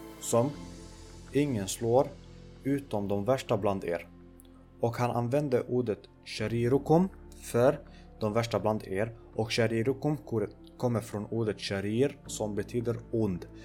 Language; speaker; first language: Swedish; early bilingual, other home language; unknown